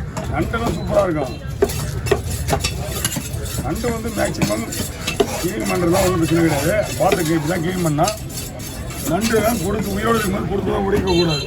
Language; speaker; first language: Tamil; native; Tamil